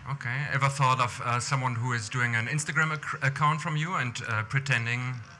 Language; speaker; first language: English; non-native, fluent; German